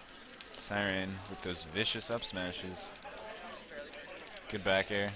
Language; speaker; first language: English; native; English